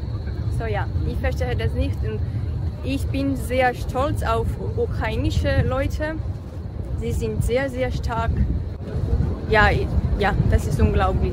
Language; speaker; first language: German; non-native, learner; Georgian